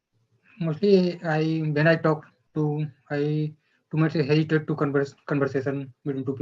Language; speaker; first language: English; non-native, learner; Hindi